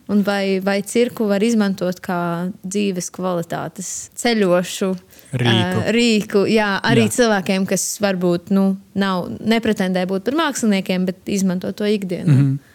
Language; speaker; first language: Latvian; native; Latvian